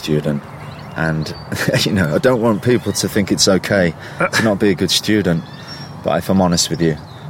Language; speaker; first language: English; native; English